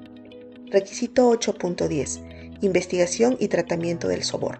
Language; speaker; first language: Spanish; native; Spanish